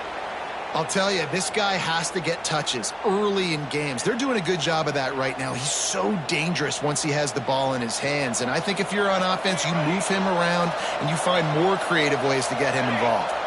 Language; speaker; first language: English; native; English